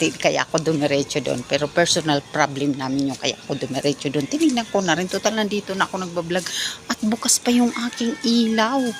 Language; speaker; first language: Filipino; non-native, local second language; Cebuano